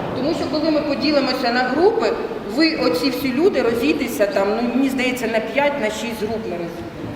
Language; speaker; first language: Ukrainian; non-native, local second language; Russian